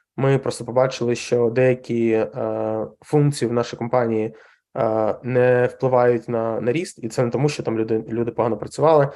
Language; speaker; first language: Ukrainian; non-native, local second language; Russian